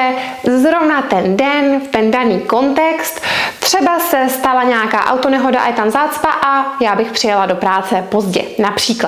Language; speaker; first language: Czech; native; Czech